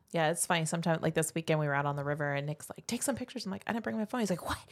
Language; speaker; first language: English; native; English